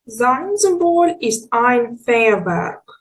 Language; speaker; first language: German; non-native, fluent; Ukrainian